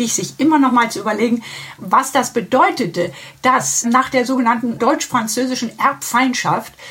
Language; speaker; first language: German; native; German